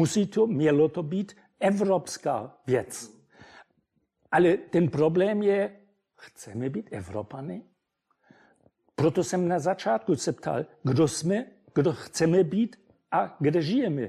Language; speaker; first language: Czech; non-native, fluent; German